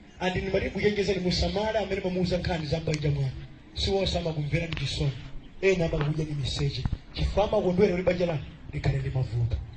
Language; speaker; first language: Nyanja; native; Nyanja